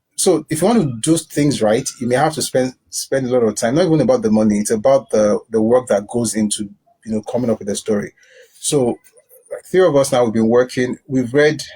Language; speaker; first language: English; non-native, local second language; Yoruba